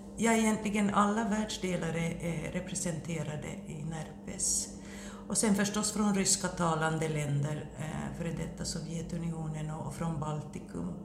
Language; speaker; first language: Swedish; native; Swedish